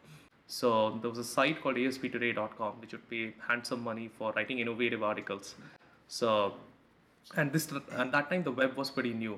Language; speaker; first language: English; non-native, local second language; Hindi